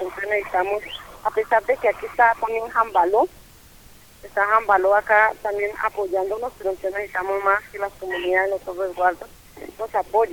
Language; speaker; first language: Spanish; native; Spanish